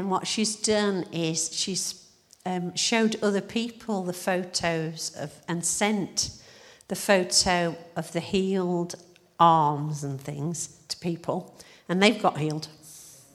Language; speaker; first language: English; native; English